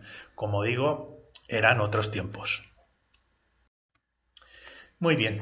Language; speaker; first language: Spanish; native; Spanish